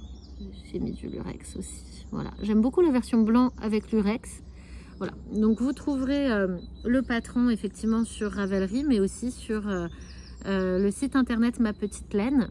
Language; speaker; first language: French; native; French